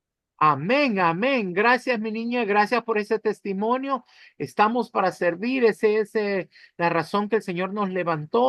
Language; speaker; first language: Spanish; native; Spanish